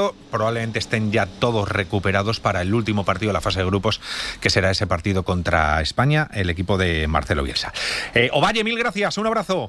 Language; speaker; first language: Spanish; native; Spanish